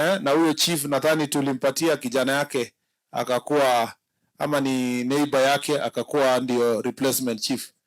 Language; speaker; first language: Swahili; non-native, local second language; Kalenjin